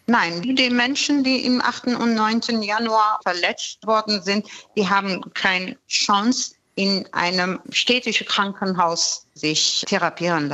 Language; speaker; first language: German; non-native, fluent; Persian